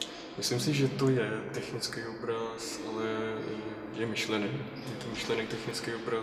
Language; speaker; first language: Czech; native; Czech